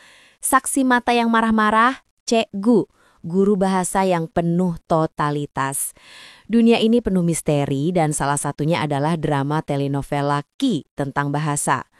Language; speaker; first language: Indonesian; native; Indonesian